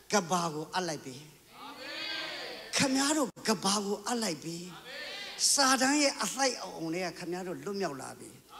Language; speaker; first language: Burmese; non-native, local second language; S'gaw Karen